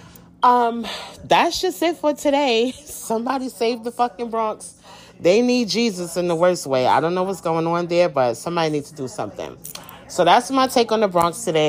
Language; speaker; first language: English; native; English